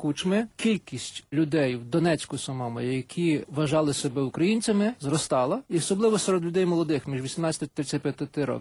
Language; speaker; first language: Ukrainian; native; Ukrainian